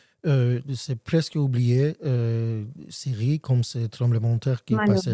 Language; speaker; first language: French; non-native, learner; Armenian